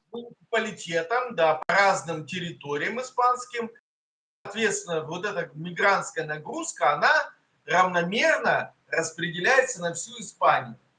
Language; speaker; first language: Russian; native; Russian